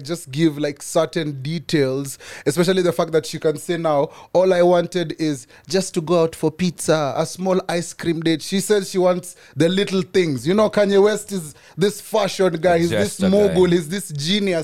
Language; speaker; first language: English; non-native, local second language; Swahili